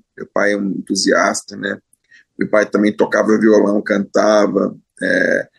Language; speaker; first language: Portuguese; native; Portuguese